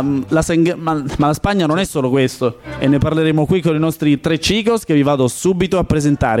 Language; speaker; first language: Italian; native; Italian